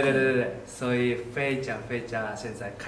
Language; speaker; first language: Chinese; non-native, learner; Japanese